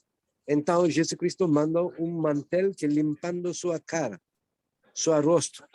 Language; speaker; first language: Portuguese; non-native, learner; Turkish